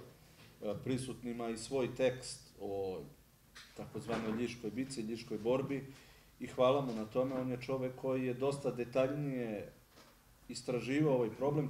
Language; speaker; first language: Serbian; native; Serbian